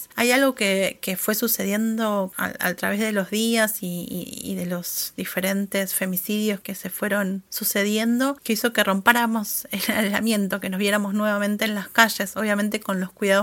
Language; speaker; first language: Spanish; native; Spanish